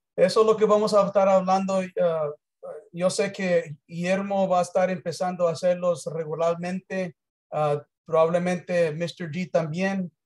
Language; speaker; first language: Spanish; early bilingual, heritage; English